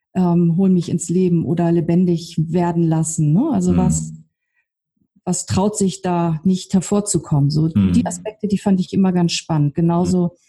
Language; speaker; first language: German; native; German